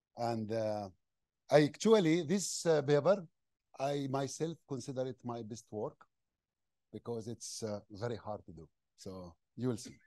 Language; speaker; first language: English; non-native, fluent; Arabic